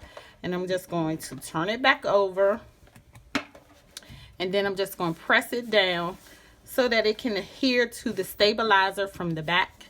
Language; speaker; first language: English; native; English